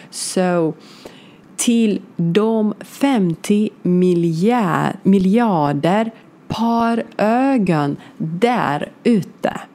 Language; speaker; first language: Swedish; non-native, learner; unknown